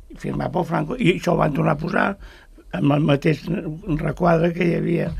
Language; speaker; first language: Catalan; native; Catalan